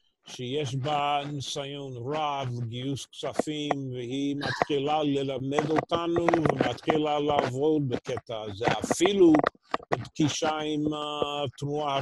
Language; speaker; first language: Hebrew; non-native, fluent; English